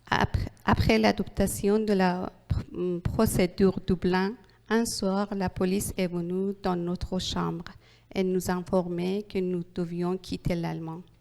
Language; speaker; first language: French; non-native, learner; Persian